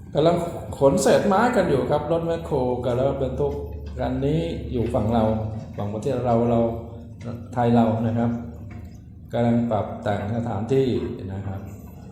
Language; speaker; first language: Thai; native; Thai